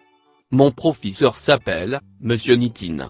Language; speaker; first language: French; non-native, learner; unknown